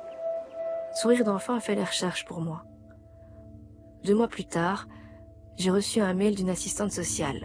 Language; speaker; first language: French; native; French